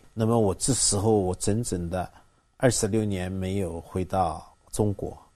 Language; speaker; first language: Chinese; native; Chinese